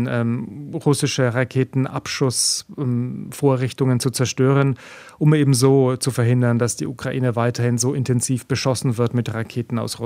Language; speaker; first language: German; native; German